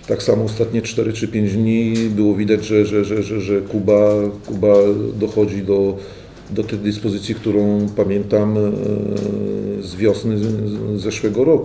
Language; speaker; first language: Polish; native; Polish